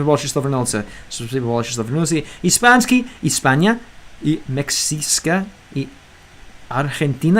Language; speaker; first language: Russian; non-native, learner; English